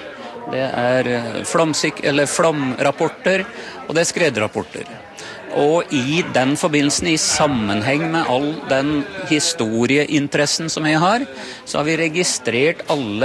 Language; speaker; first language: Norwegian; native; Norwegian